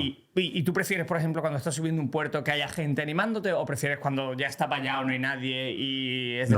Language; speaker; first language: Spanish; native; Spanish